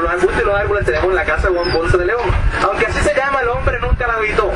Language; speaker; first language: Spanish; native; Spanish